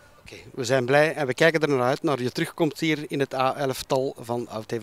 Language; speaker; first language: Dutch; native; Dutch